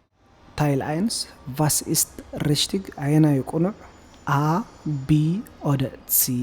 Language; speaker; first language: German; non-native, fluent; Tigrinya